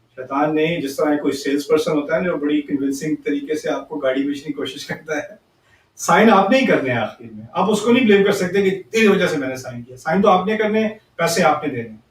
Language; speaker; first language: Urdu; early bilingual, heritage; Urdu